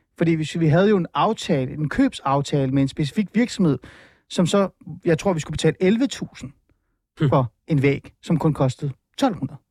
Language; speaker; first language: Danish; early bilingual, other home language; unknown